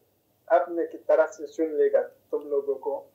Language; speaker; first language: Hindi; non-native, fluent; Persian